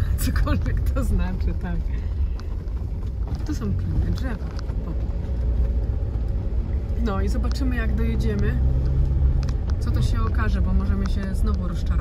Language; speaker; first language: Polish; native; Polish